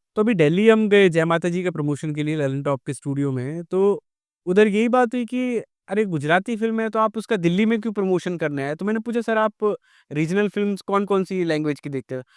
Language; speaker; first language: Hindi; native; Hindi